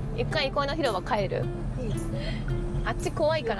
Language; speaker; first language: Japanese; native; Japanese